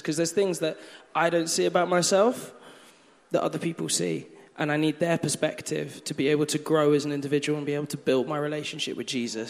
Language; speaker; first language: English; native; English